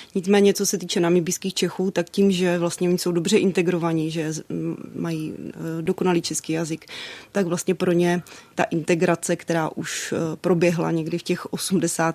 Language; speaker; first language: Czech; native; Czech